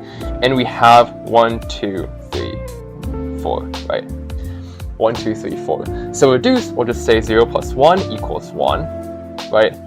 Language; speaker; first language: English; native; English